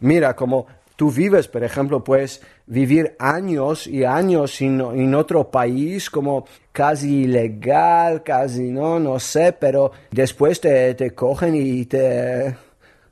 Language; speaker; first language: Spanish; non-native, learner; Polish